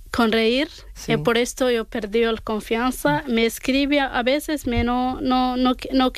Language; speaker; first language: Spanish; non-native, learner; Arabic